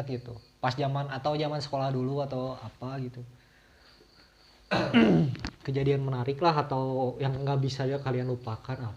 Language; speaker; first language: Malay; non-native, local second language; Sundanese